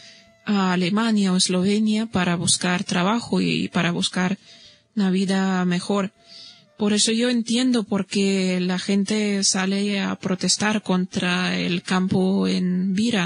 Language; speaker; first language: Spanish; non-native, fluent; Bosnian